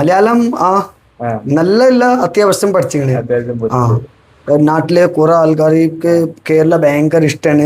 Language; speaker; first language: Malayalam; non-native, local second language; Hindi